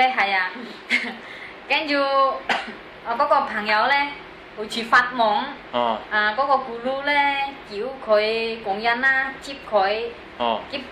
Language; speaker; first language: Cantonese; non-native, learner; Indonesian